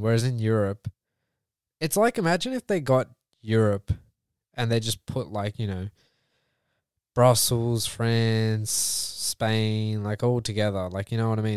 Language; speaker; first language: English; early bilingual, other home language; Punjabi